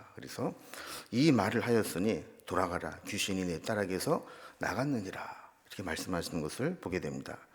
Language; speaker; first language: Korean; native; Korean